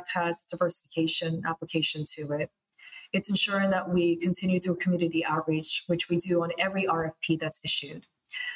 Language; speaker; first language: English; early bilingual, other home language; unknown